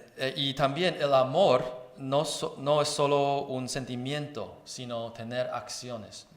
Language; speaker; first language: Spanish; non-native, fluent; Chinese